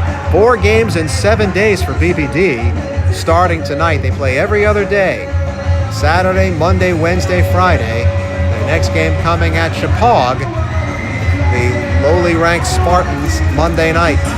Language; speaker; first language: English; native; English